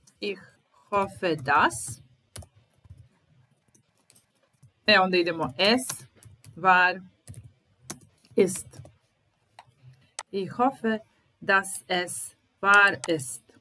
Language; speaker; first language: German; non-native, fluent; Serbian